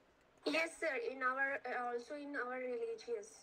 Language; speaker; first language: English; non-native, local second language; Bangla